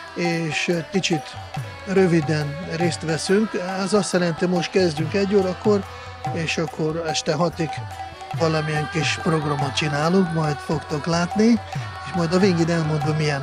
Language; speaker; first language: Hungarian; non-native, fluent; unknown